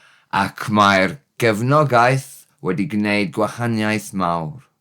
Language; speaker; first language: Welsh; non-native, learner; English